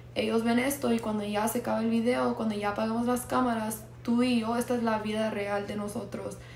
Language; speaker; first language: Spanish; early bilingual, heritage; Spanish